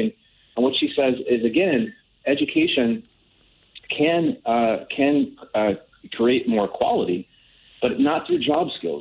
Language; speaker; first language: English; native; English